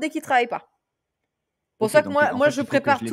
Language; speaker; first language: French; native; French